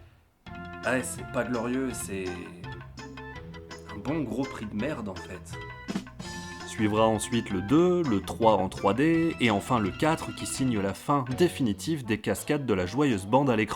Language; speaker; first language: French; native; French